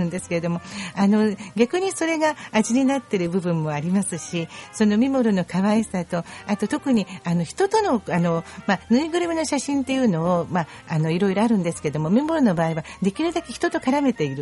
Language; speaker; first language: Japanese; native; Japanese